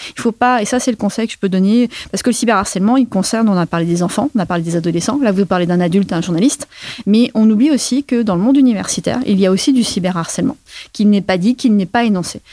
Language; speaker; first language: French; native; French